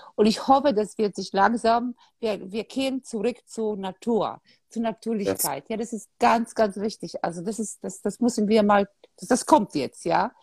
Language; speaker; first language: German; non-native, fluent; Polish